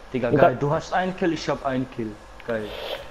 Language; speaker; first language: German; non-native, learner; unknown